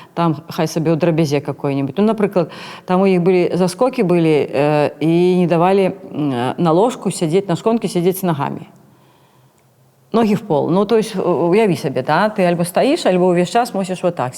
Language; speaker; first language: Belarusian; non-native, local second language; Russian